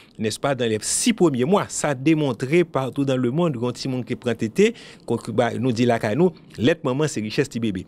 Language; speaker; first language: French; non-native, local second language; Haitian Creole